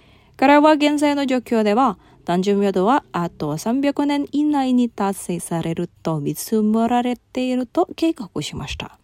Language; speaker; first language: Japanese; non-native, fluent; Indonesian